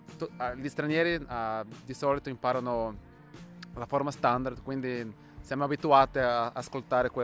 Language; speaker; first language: Italian; non-native, fluent; Portuguese